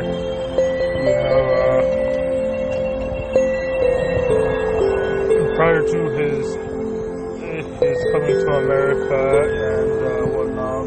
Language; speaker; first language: English; native; English